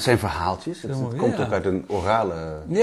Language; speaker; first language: Dutch; native; Dutch